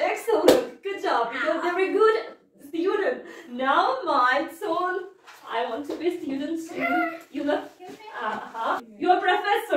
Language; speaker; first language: English; non-native, fluent; Russian